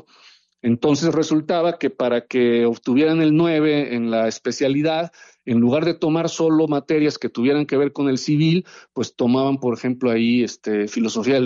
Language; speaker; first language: Spanish; native; Spanish